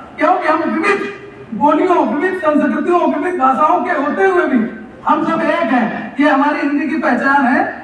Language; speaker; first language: Hindi; native; Hindi